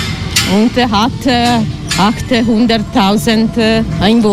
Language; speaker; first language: German; non-native, learner; Italian